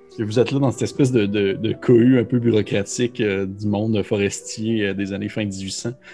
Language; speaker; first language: French; native; French